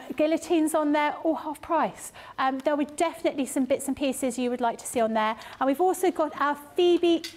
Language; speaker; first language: English; native; English